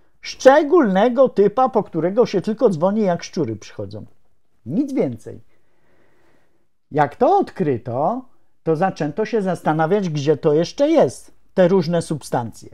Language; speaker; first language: Polish; native; Polish